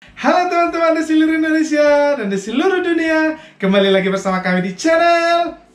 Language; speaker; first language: Indonesian; native; Indonesian